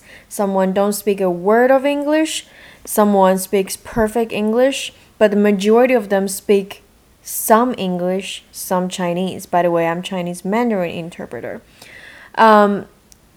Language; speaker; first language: English; non-native, fluent; Chinese